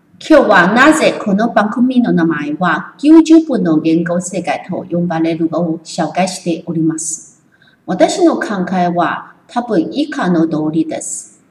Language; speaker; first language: Japanese; non-native, learner; Chinese